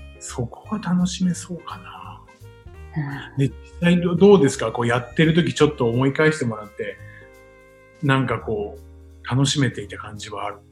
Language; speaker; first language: Japanese; native; Japanese